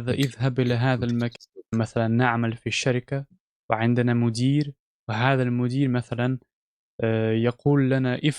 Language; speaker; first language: Arabic; non-native, fluent; Russian